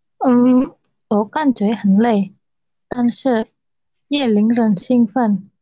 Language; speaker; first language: Chinese; non-native, learner; Indonesian